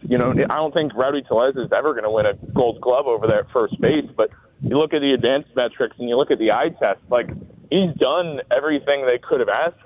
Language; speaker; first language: English; native; English